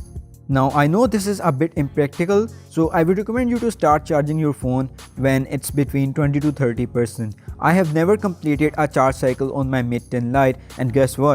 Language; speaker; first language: English; non-native, local second language; Urdu